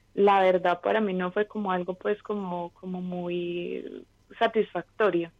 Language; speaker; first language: Spanish; native; Spanish